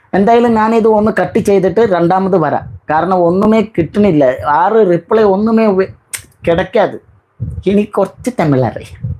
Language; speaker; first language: Malayalam; non-native, learner; Bangla